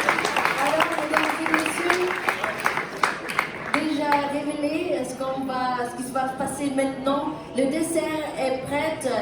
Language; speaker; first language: French; non-native, local second language; German